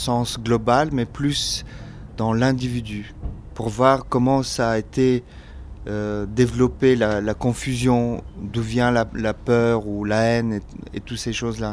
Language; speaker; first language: French; non-native, fluent; Bulgarian